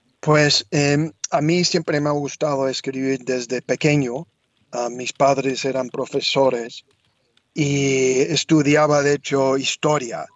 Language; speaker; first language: Spanish; non-native, fluent; English